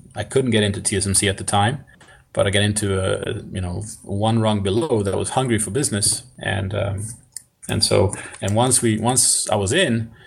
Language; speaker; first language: English; non-native, fluent; Swedish